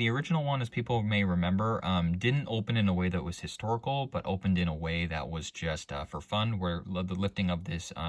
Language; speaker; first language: English; native; English